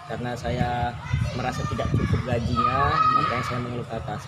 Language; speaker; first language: Indonesian; native; Indonesian